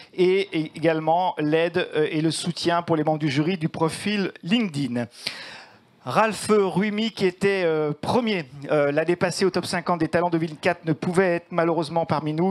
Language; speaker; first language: French; native; French